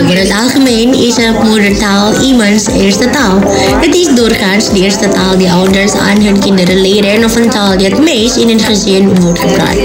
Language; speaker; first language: Dutch; non-native, fluent; Indonesian